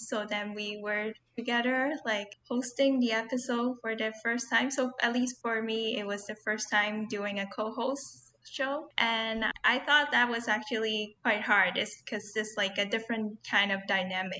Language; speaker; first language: English; non-native, local second language; Cantonese